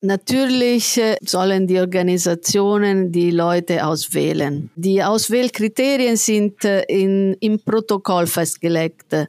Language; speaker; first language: German; non-native, fluent; Italian